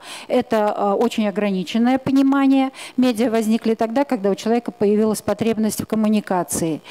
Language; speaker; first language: Russian; native; Russian